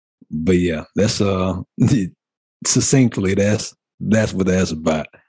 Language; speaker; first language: English; native; English